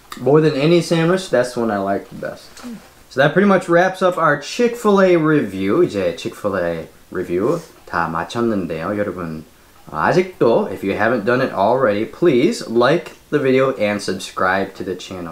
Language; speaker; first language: English; early bilingual, other home language; Korean